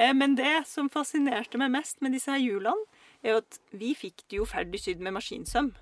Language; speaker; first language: Norwegian; early bilingual, other home language; Russian